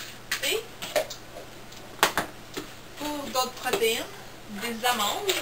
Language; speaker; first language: French; non-native, local second language; English